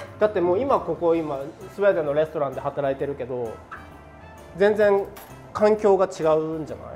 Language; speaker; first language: Japanese; native; Japanese